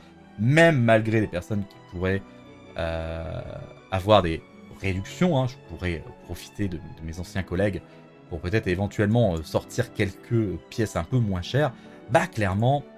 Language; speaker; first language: French; native; French